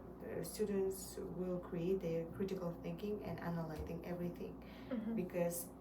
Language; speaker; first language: English; non-native, learner; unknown